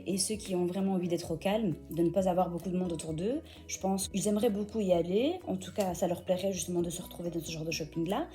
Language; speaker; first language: French; native; French